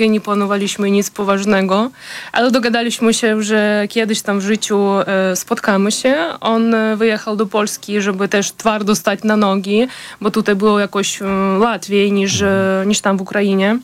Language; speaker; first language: Polish; non-native, fluent; Ukrainian